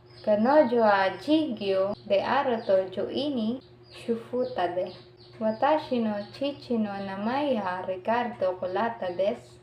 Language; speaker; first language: Japanese; non-native, learner; Filipino